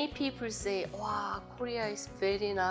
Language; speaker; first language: English; non-native, learner; Korean